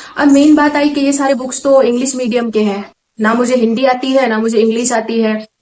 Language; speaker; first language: Hindi; non-native, local second language; Assamese